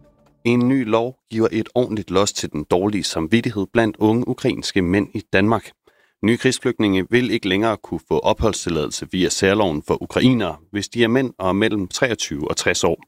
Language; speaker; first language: Danish; native; Danish